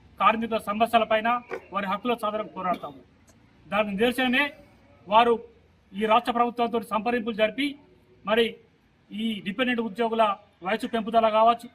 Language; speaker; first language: Telugu; native; Telugu